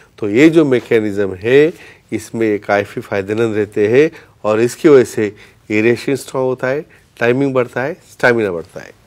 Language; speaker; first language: Hindi; non-native, local second language; Marathi